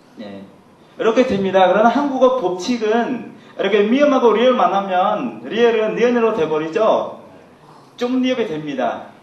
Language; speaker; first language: Korean; non-native, fluent; Khmer